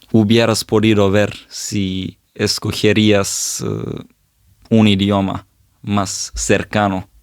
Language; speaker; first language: Spanish; non-native, fluent; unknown